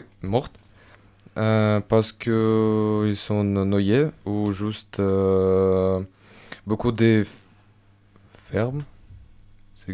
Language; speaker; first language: French; non-native, fluent; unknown